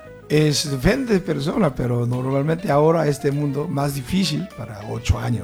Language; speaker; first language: Spanish; non-native, learner; Korean